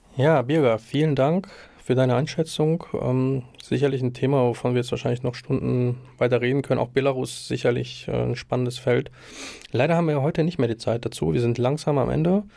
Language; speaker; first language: German; native; German